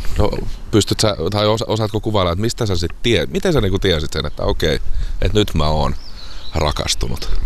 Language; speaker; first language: Finnish; native; Finnish